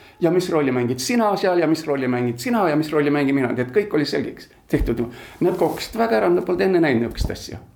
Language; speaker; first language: Estonian; early bilingual, heritage; Estonian